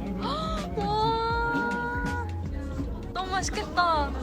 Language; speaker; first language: Korean; non-native, fluent; Turkish